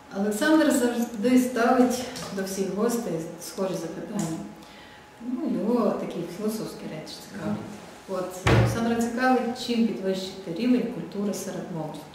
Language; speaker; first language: Ukrainian; native; Ukrainian